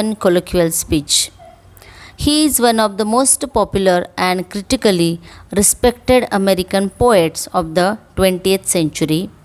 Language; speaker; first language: English; non-native, local second language; Marathi